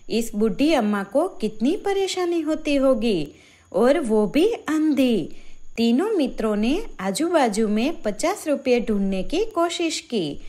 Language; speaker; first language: Hindi; native; Hindi